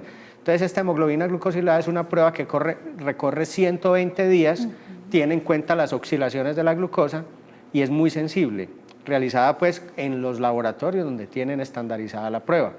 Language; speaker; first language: Spanish; native; Spanish